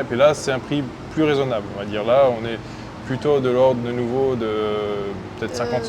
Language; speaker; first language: French; native; French